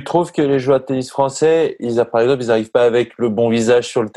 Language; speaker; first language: French; native; French